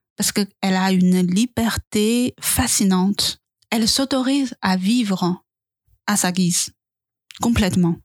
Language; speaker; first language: French; non-native, fluent; Chinese